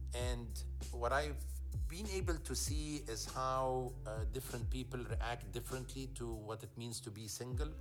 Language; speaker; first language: English; non-native, fluent; Arabic